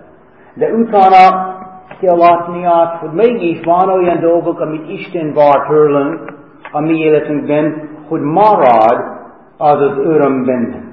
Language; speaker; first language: Hungarian; non-native, fluent; English